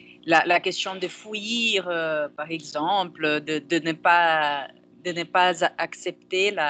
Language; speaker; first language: French; non-native, fluent; Portuguese